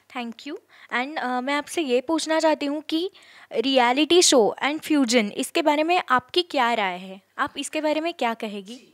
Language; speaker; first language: Hindi; non-native, local second language; Marathi